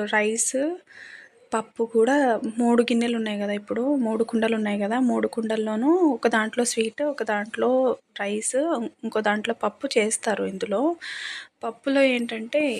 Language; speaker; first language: Telugu; non-native, local second language; Lambadi